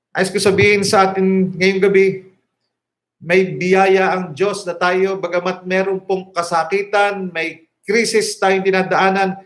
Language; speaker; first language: Filipino; native; Filipino